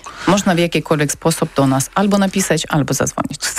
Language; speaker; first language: Polish; non-native, learner; Ukrainian